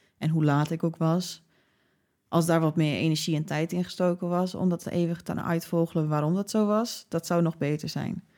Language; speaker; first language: Dutch; early bilingual, other home language; English